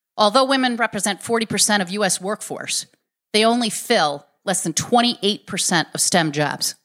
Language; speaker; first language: English; native; English